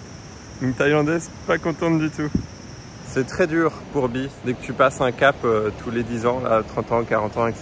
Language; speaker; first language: French; native; French